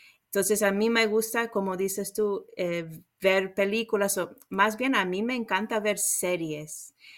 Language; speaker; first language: Spanish; non-native, fluent; English